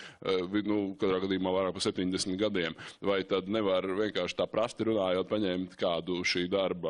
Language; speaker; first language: Latvian; native; Latvian